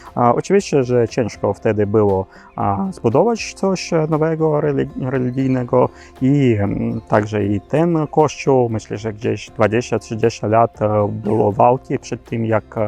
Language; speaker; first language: Polish; non-native, learner; Ukrainian